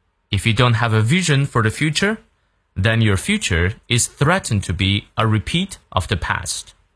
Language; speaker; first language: English; non-native, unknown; Chinese